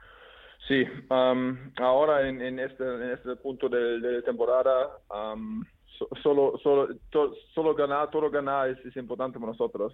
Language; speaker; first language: Spanish; non-native, learner; German